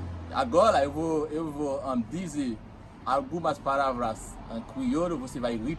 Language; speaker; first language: Portuguese; non-native, fluent; Haitian Creole